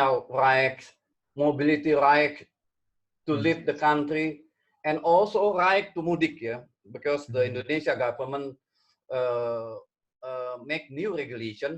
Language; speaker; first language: English; non-native, learner; Indonesian